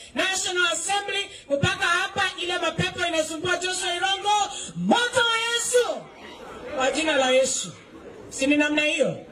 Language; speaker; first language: Swahili; non-native, local second language; Kikuyu